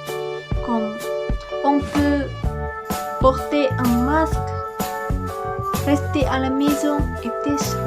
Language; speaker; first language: French; non-native, learner; Indonesian